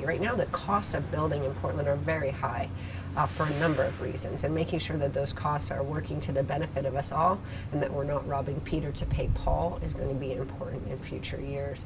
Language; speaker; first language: English; native; English